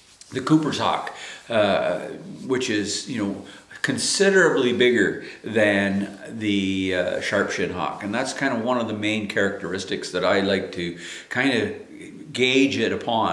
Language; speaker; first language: English; native; English